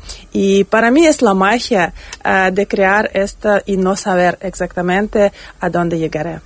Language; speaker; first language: Spanish; non-native, fluent; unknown